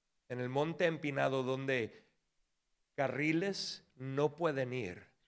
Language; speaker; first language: Spanish; non-native, fluent; English